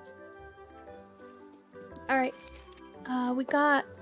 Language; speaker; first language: English; native; English